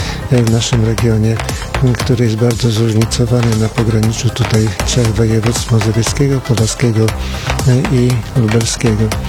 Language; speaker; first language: Polish; native; Polish